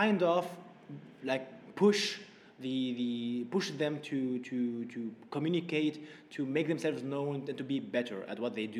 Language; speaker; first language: English; non-native, fluent; Arabic